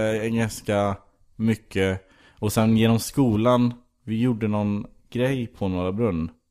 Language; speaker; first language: Swedish; native; Swedish